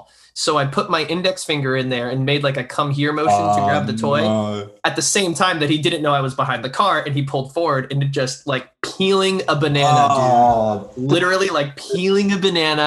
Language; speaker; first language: English; native; English